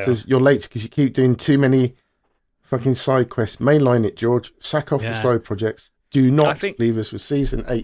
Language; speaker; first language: English; native; English